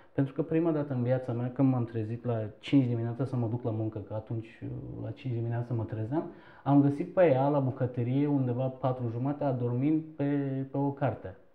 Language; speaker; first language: Romanian; non-native, fluent; Turkish